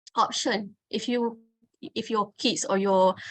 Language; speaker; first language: English; non-native, local second language; Malay